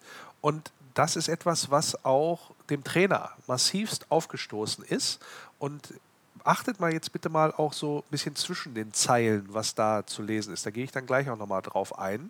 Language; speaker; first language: German; native; German